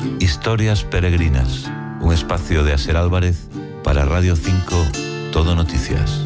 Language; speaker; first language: Spanish; native; Spanish